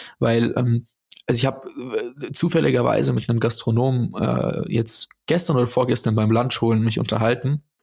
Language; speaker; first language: German; native; German